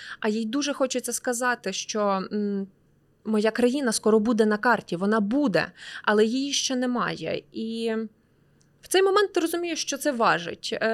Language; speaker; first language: Ukrainian; native; Ukrainian